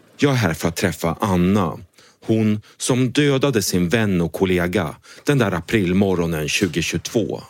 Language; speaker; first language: Swedish; native; Swedish